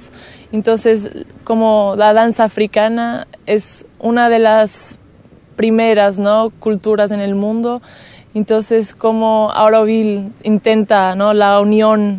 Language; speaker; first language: Spanish; non-native, fluent; Portuguese